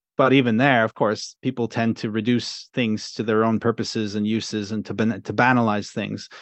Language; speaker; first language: English; native; English